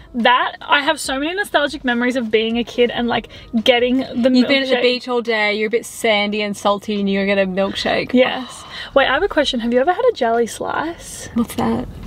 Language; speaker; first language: English; native; English